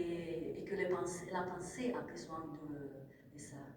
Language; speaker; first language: French; non-native, fluent; Italian